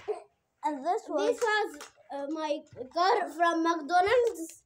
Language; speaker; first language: English; non-native, learner; Arabic